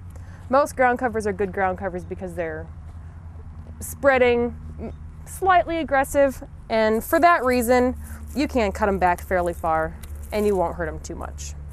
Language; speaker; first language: English; native; English